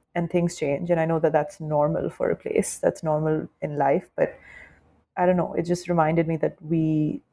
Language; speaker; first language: English; non-native, local second language; Urdu